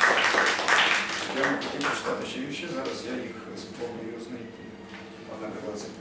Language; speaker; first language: Ukrainian; native; Ukrainian